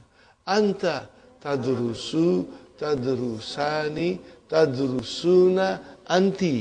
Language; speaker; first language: Arabic; non-native, fluent; English